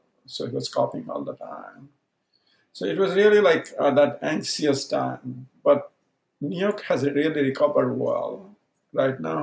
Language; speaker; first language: English; non-native, local second language; Maithili